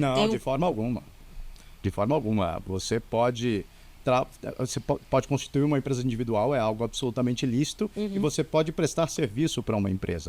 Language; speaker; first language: Portuguese; native; Portuguese